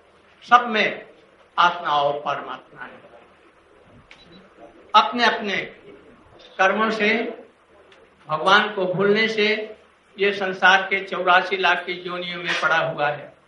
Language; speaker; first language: Hindi; native; Hindi